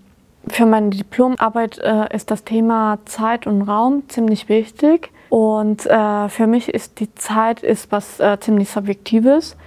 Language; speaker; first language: German; non-native, fluent; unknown